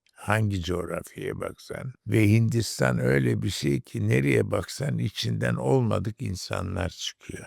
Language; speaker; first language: Turkish; native; Turkish